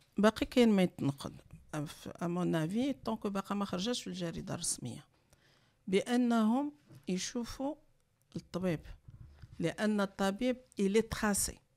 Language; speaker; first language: Arabic; native; Arabic